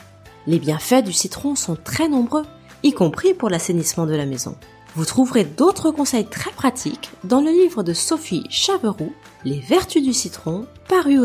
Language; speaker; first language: French; native; French